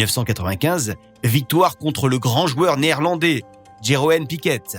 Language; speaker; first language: French; native; French